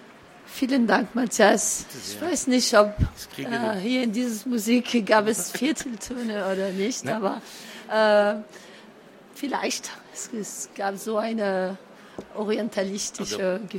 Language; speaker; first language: German; non-native, fluent; French